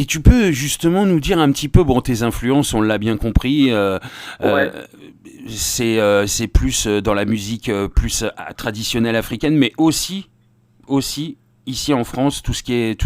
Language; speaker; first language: French; native; French